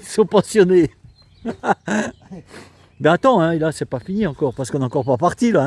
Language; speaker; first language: French; native; French